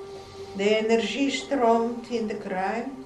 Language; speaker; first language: Dutch; non-native, fluent; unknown